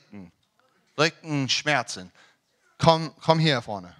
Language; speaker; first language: German; non-native, learner; English